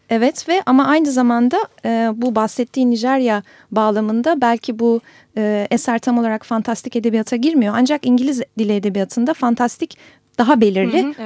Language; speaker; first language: Turkish; native; Turkish